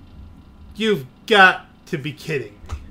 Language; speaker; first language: English; native; English